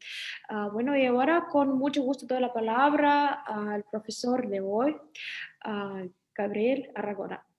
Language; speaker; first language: Spanish; non-native, fluent; Russian